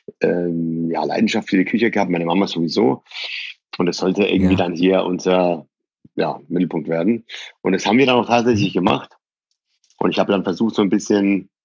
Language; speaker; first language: German; early bilingual, other home language; Persian